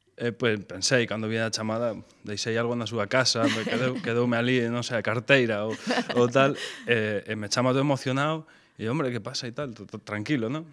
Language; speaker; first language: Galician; non-native, local second language; Spanish